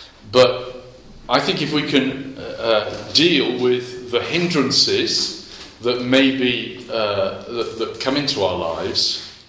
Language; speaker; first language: English; native; English